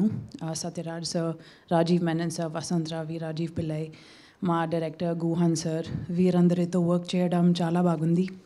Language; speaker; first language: Telugu; non-native, local second language; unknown